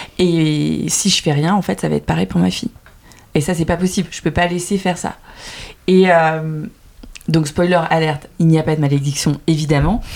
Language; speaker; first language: French; early bilingual, other home language; Vietnamese